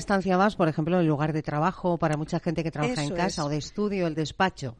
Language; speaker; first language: Spanish; native; Spanish